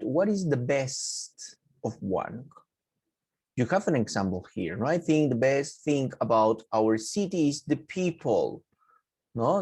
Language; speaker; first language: English; non-native, fluent; Spanish